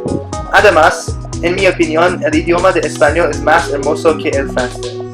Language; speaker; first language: Spanish; non-native, learner; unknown